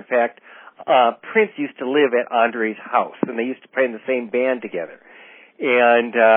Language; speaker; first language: English; native; English